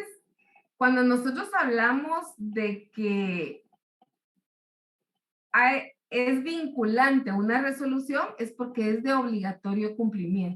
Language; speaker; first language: Spanish; native; Spanish